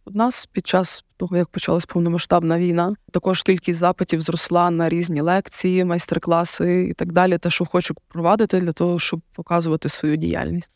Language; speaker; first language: Ukrainian; native; Ukrainian